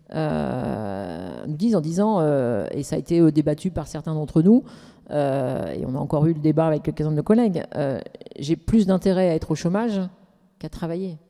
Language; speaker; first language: French; native; French